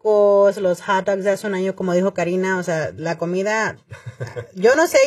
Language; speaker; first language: Spanish; early bilingual, heritage; Spanish